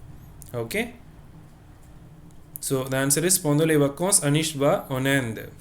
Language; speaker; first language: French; non-native, fluent; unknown